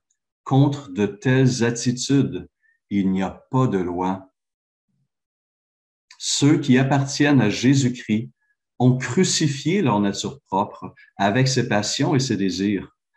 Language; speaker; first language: French; native; French